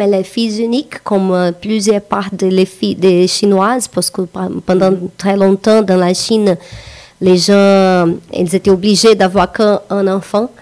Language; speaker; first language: French; non-native, fluent; Portuguese